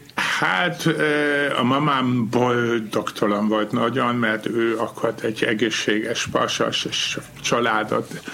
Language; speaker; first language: Hungarian; non-native, fluent; German